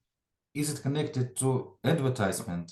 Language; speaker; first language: English; non-native, fluent; Ukrainian